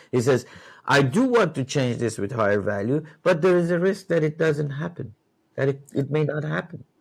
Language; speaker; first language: English; non-native, fluent; Persian